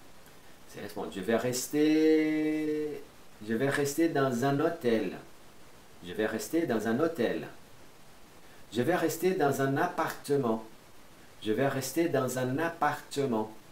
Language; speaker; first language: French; non-native, fluent; Portuguese